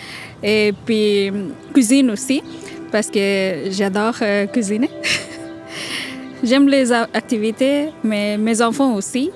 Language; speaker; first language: French; non-native, learner; Bangla